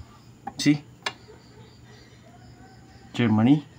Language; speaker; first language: English; non-native, learner; Filipino